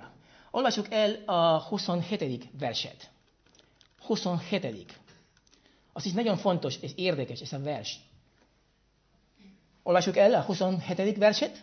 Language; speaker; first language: Hungarian; non-native, fluent; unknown